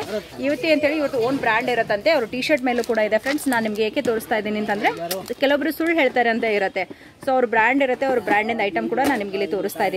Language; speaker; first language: Kannada; native; Kannada